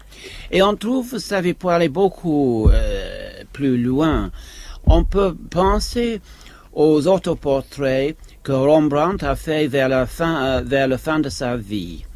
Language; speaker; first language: French; non-native, fluent; English